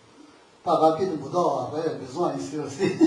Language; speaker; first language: French; non-native, learner; Tibetan